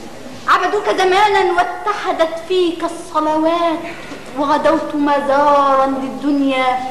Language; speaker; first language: Arabic; native; Arabic